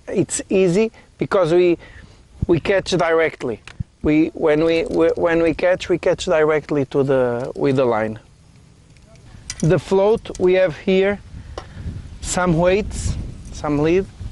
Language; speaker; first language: English; non-native, fluent; Portuguese